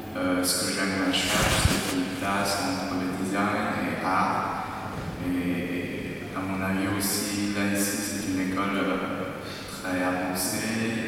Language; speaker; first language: French; non-native, learner; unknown